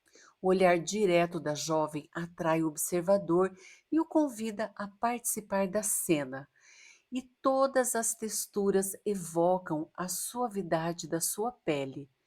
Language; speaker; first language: Portuguese; native; Portuguese